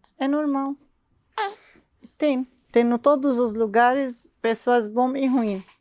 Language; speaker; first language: Portuguese; non-native, learner; Arabic